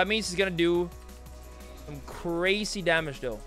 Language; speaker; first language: English; non-native, fluent; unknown